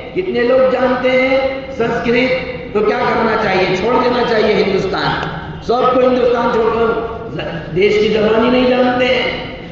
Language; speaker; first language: Urdu; native; Urdu